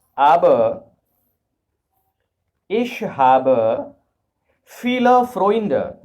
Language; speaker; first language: German; non-native, learner; Urdu